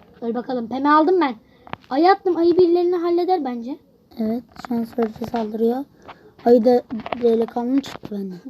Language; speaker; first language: Turkish; native; Turkish